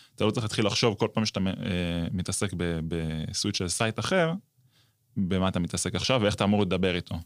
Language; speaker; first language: Hebrew; native; Hebrew